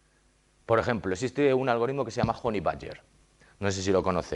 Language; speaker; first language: Spanish; native; Spanish